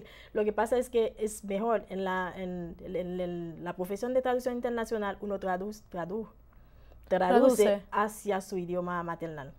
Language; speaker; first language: Spanish; non-native, fluent; Haitian Creole